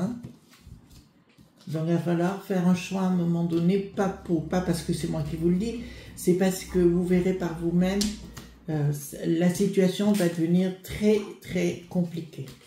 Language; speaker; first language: French; native; French